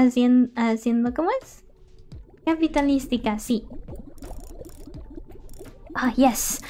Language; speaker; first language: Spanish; non-native, learner; English